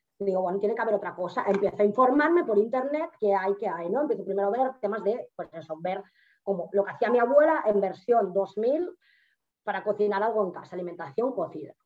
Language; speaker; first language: Spanish; native; Spanish